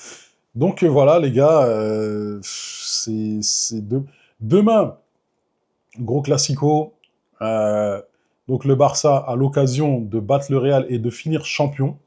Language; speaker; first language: French; native; French